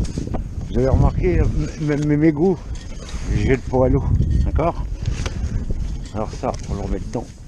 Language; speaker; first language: French; native; French